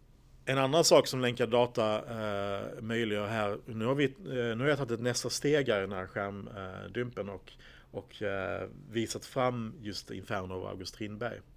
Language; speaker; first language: Swedish; native; Swedish